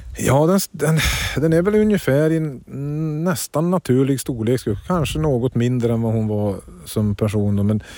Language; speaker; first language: Swedish; native; Swedish